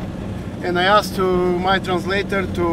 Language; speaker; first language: English; non-native, learner; Romanian